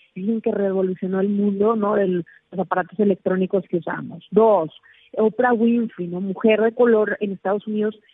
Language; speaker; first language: Spanish; native; Spanish